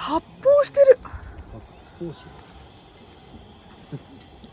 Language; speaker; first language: Japanese; native; Japanese